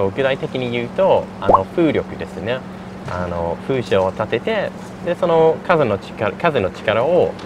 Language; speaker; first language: Japanese; non-native, fluent; English